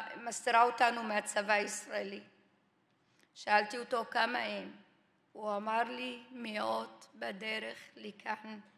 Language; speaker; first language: Hebrew; non-native, local second language; Arabic